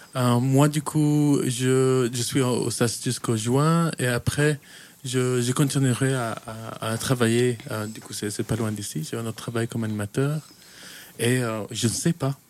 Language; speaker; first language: French; early bilingual, heritage; French